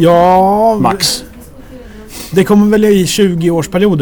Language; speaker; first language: Swedish; native; Swedish